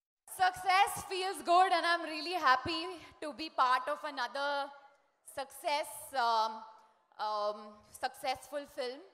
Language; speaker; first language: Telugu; non-native, learner; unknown